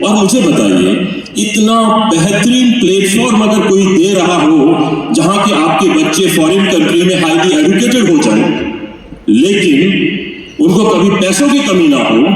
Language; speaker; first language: Hindi; native; Hindi